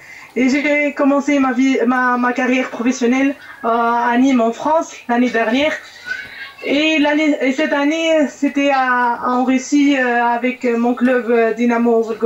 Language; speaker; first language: French; non-native, local second language; Arabic